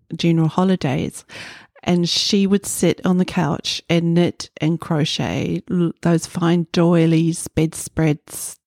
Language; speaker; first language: English; native; English